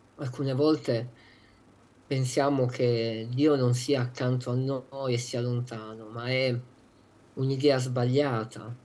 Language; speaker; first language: Italian; native; Italian